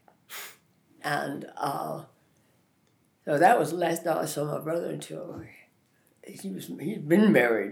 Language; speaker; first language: English; native; English